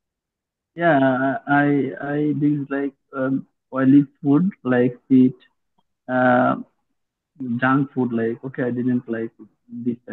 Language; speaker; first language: English; non-native, learner; Bangla